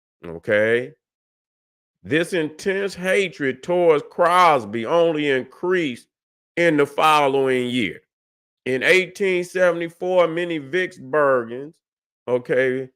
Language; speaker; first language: English; native; English